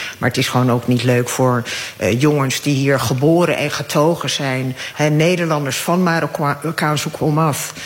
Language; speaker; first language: Dutch; early bilingual, other home language; Arabic